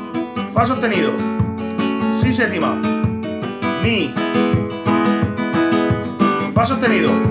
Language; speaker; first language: Spanish; native; Spanish